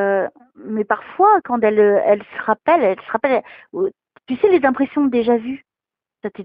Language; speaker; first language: French; native; French